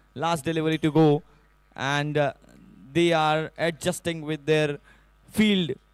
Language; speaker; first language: English; non-native, local second language; Marathi